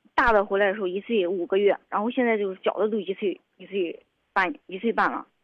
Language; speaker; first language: Chinese; native; Chinese